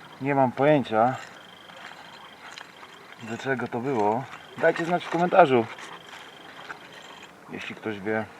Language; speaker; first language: Polish; native; Polish